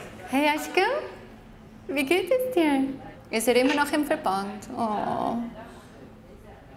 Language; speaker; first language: German; native; German